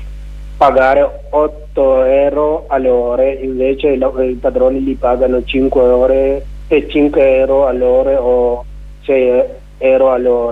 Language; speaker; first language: Italian; non-native, learner; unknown